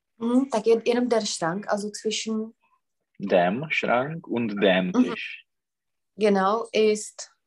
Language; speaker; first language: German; non-native, fluent; Czech